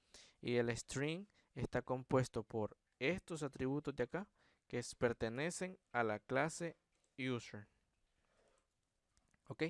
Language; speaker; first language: Spanish; native; Spanish